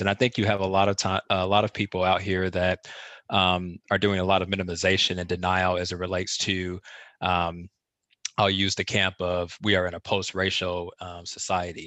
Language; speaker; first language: English; native; English